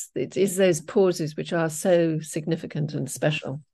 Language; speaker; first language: English; native; English